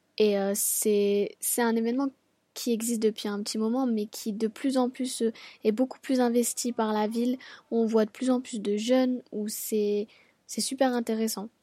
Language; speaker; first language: French; native; French